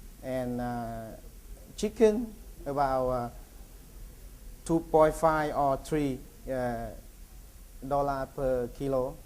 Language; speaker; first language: English; non-native, learner; Vietnamese